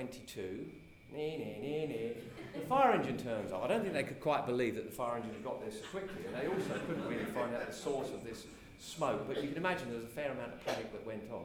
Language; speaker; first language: English; native; English